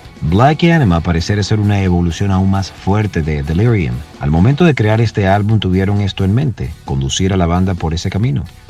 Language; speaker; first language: Spanish; native; Spanish